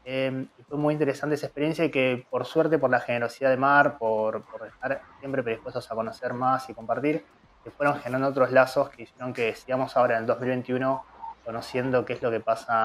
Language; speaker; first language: Spanish; native; Spanish